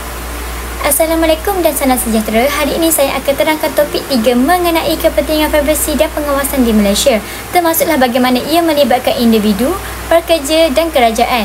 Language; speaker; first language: Malay; native; Malay